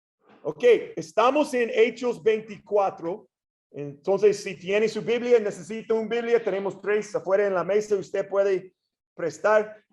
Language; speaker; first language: Spanish; non-native, fluent; English